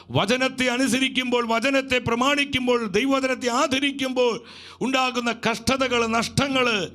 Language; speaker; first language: Malayalam; native; Malayalam